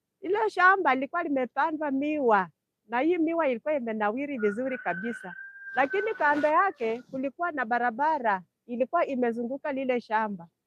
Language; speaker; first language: Swahili; non-native, local second language; Luyia